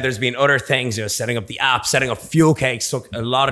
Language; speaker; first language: English; native; English